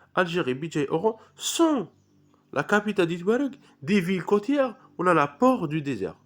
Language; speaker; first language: French; non-native, local second language; Arabic